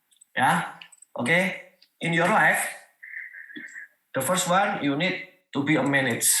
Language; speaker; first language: English; non-native, learner; Indonesian